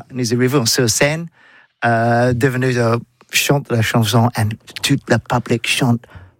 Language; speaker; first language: French; non-native, learner; English